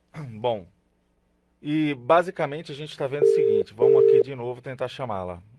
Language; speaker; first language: Portuguese; native; Portuguese